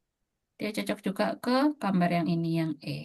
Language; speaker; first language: Indonesian; native; Indonesian